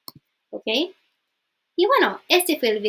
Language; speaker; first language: Spanish; non-native, fluent; English